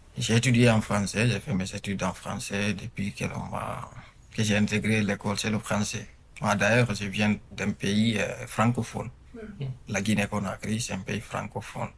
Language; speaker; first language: French; non-native, local second language; Fula